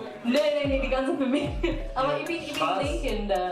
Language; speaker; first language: German; non-native, learner; Cantonese